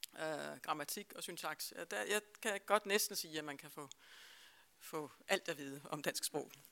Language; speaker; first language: Danish; native; Danish